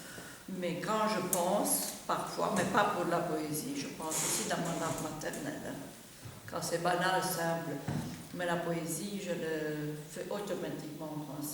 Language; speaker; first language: French; non-native, fluent; Romanian